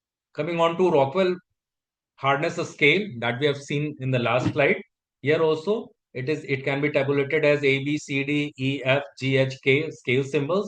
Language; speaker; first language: English; non-native, local second language; Hindi